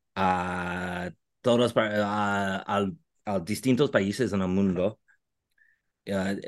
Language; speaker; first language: Spanish; non-native, fluent; English